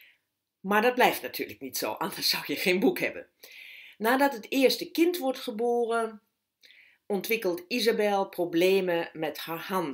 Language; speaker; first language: Dutch; non-native, fluent; German